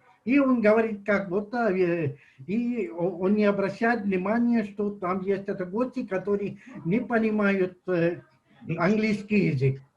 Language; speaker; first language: Russian; non-native, fluent; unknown